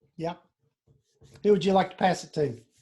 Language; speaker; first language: English; native; English